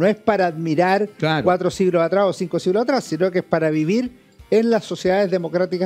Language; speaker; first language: Spanish; native; Spanish